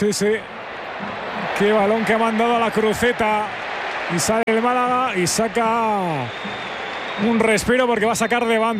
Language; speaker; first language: Spanish; native; Spanish